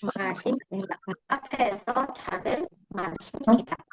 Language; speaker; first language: Korean; non-native, fluent; Indonesian